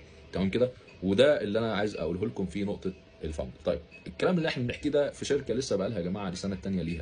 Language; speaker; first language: Arabic; native; Arabic